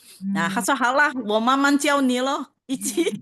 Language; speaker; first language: Chinese; non-native, learner; Indonesian